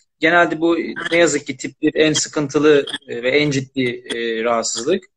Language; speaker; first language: Turkish; native; Turkish